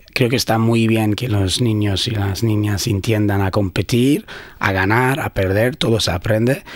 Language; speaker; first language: Spanish; non-native, fluent; Swedish